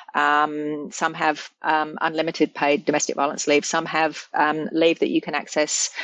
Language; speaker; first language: English; native; English